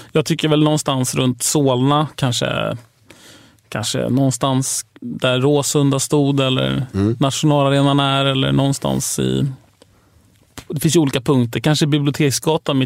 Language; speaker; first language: Swedish; native; Swedish